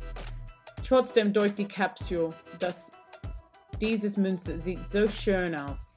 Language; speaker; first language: German; non-native, learner; English